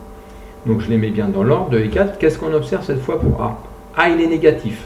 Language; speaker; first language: French; native; French